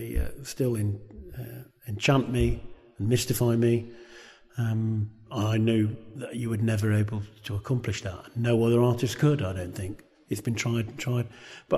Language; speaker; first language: English; native; English